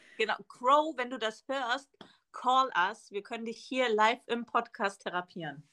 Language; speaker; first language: German; early bilingual, other home language; Spanish